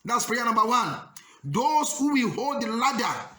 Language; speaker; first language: English; non-native, local second language; Yoruba